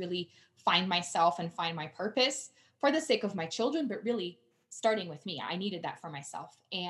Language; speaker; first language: English; non-native, fluent; Portuguese